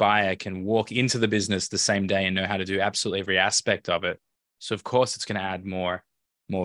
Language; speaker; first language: English; native; English